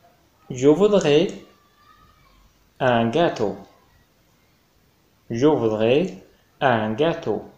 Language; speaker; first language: French; non-native, fluent; Arabic